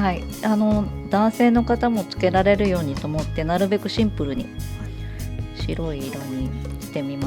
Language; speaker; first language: Japanese; native; Japanese